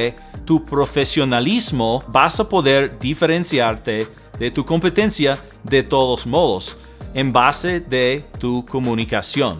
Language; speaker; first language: Spanish; non-native, fluent; English